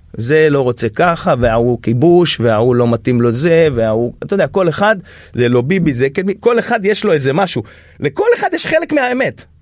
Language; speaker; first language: Hebrew; native; Hebrew